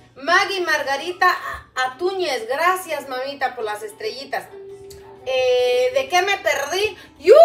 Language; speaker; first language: Spanish; non-native, local second language; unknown